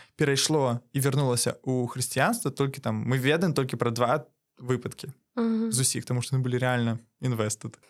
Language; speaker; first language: Belarusian; non-native, local second language; Russian